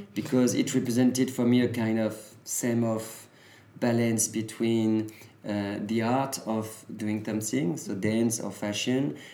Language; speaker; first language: English; early bilingual, other home language; French